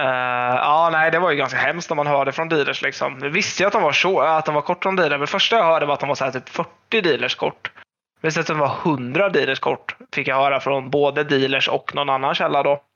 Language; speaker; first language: Swedish; native; Swedish